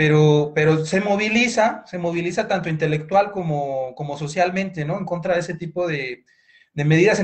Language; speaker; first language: Spanish; native; Spanish